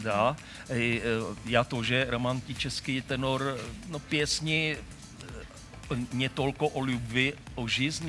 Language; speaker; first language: Russian; non-native, learner; Czech